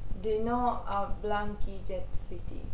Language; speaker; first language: English; non-native, learner; Japanese